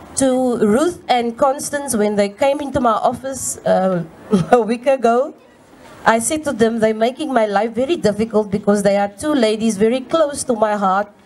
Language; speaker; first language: English; non-native, local second language; Afrikaans